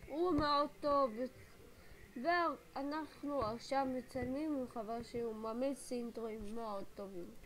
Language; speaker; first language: Hebrew; native; Hebrew